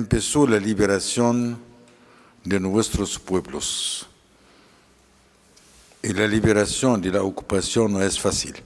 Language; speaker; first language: Spanish; non-native, fluent; Arabic